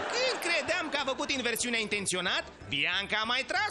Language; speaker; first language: Romanian; native; Romanian